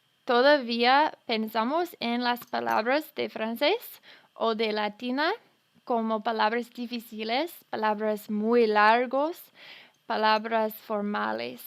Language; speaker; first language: Spanish; non-native, fluent; English